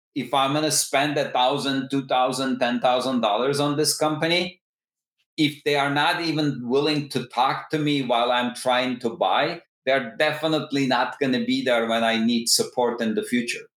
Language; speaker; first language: English; non-native, fluent; Turkish